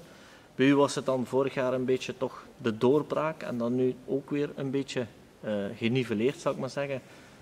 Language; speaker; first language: Dutch; native; Dutch